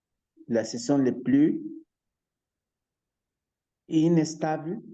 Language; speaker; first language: French; non-native, learner; Spanish